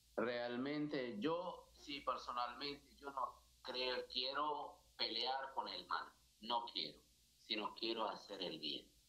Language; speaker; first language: Spanish; non-native, fluent; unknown